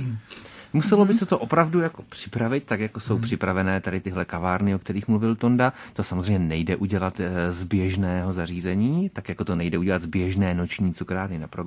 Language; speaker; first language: Czech; native; Czech